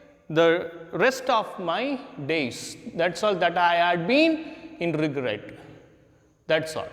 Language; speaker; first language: English; non-native, local second language; Hindi